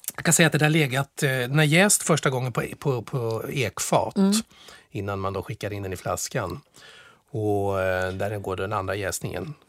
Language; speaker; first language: Swedish; non-native, fluent; French